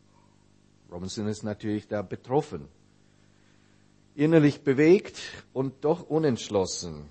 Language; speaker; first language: German; non-native, fluent; English